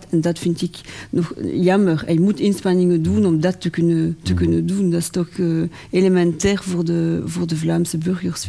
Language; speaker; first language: Dutch; non-native, local second language; French